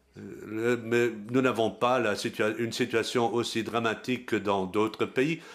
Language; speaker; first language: French; non-native, local second language; Luxembourgish